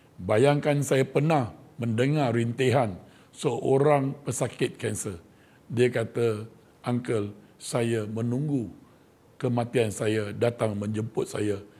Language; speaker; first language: Malay; non-native, local second language; Chinese